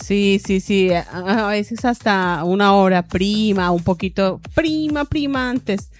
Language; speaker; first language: Italian; non-native, learner; Spanish